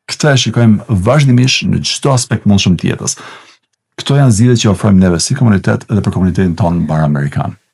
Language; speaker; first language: Albanian; native; Albanian